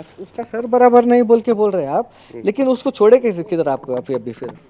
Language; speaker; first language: Hindi; non-native, local second language; Kannada